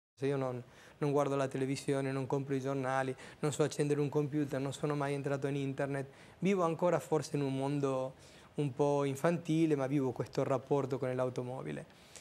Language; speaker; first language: Italian; non-native, fluent; Spanish